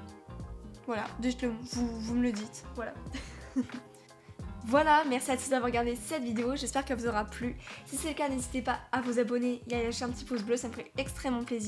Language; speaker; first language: French; native; French